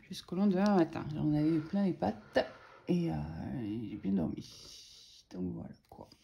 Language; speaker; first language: French; native; French